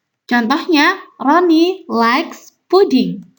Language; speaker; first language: English; non-native, learner; Indonesian